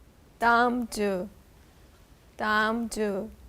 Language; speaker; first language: Korean; non-native, learner; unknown